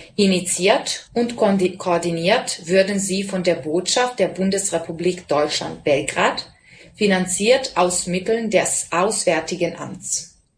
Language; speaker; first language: German; non-native, fluent; Serbian